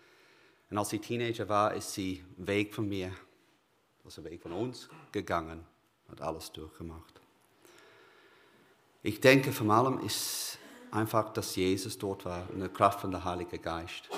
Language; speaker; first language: German; non-native, learner; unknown